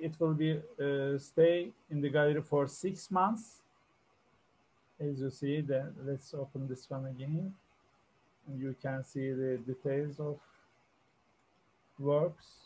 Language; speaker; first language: English; non-native, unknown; Turkish